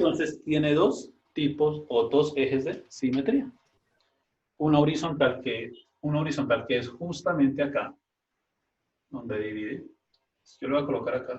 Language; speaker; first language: Spanish; native; Spanish